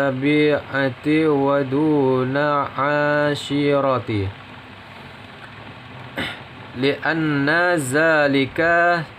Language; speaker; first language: Arabic; non-native, learner; Indonesian